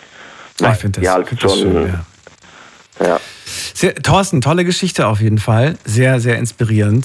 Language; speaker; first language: German; native; German